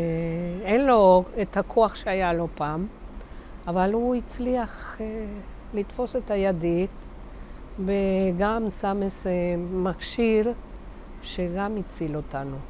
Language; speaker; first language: Hebrew; non-native, fluent; Spanish